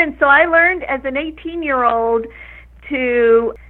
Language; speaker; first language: English; native; English